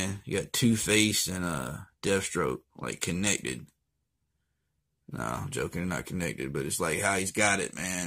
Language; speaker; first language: English; native; English